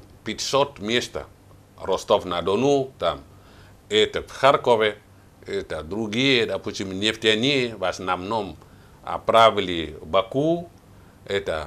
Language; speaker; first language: Russian; non-native, learner; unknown